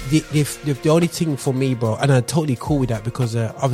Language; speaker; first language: English; native; English